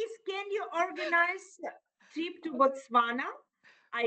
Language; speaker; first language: English; non-native, fluent; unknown